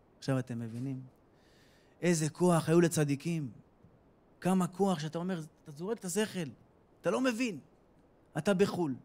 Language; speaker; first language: Hebrew; native; Hebrew